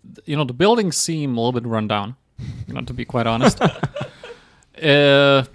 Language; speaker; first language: English; non-native, fluent; Croatian